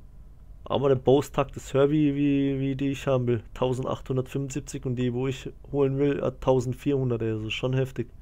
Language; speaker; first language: German; native; German